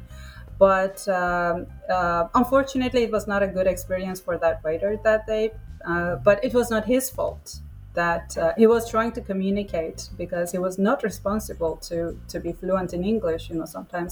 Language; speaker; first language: English; non-native, fluent; Persian